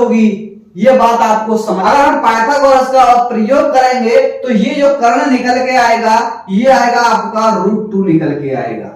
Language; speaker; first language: Hindi; native; Hindi